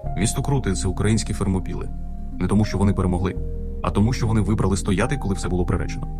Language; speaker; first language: Ukrainian; native; Ukrainian